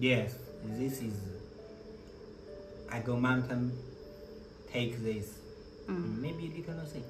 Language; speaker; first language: English; non-native, learner; Chinese